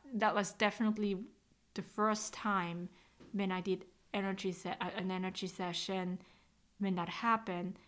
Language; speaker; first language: English; non-native, fluent; Swiss German